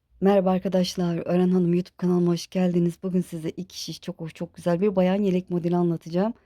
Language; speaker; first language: Turkish; native; Turkish